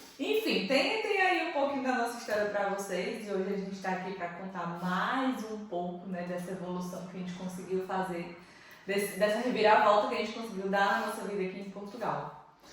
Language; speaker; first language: Portuguese; native; Portuguese